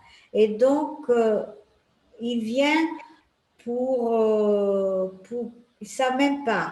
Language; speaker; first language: French; non-native, fluent; Italian